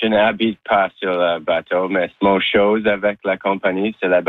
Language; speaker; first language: French; non-native, learner; English